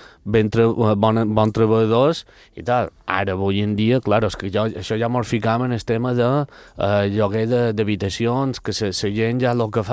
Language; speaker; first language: Catalan; native; Catalan